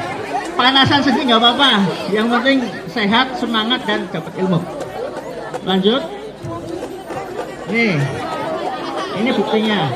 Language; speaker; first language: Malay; non-native, local second language; Javanese